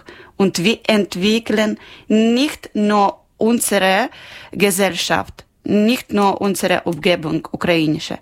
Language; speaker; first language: German; non-native, local second language; Ukrainian